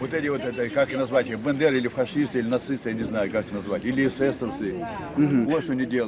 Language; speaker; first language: Russian; native; Russian